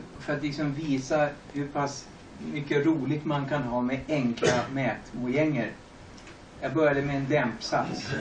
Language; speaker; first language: Swedish; early bilingual, other home language; German